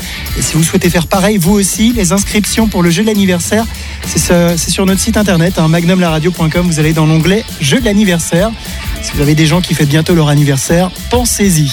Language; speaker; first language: French; native; French